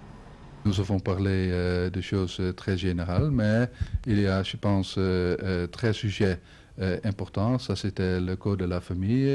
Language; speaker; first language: French; non-native, fluent; Dutch